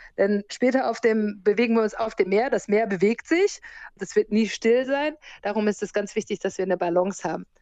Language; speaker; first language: German; native; German